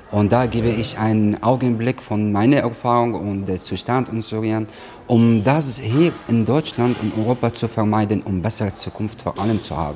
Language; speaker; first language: German; non-native, fluent; Arabic